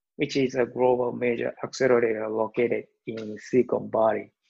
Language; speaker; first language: English; non-native, learner; Japanese